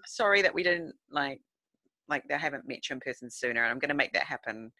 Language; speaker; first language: English; native; English